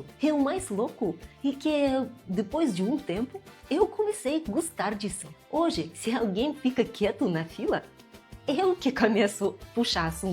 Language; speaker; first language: Portuguese; non-native, fluent; Russian